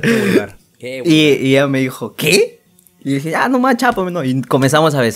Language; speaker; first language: Spanish; native; Spanish